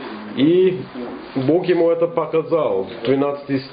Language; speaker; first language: Russian; non-native, fluent; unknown